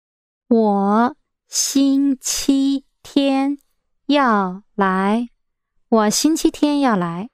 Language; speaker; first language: Chinese; non-native, learner; English